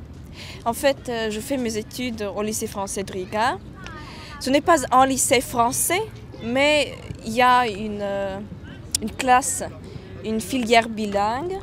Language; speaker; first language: French; non-native, fluent; Latvian